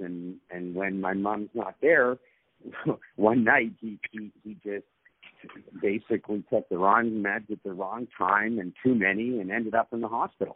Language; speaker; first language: English; native; English